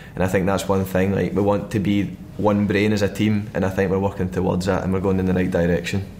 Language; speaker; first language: English; native; English